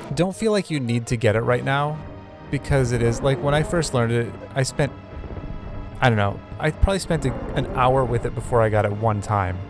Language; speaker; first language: English; native; English